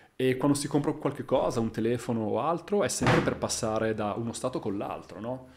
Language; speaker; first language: Italian; native; Italian